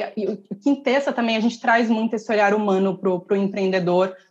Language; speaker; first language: Portuguese; native; Portuguese